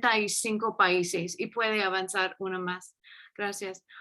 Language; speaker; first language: Spanish; non-native, fluent; English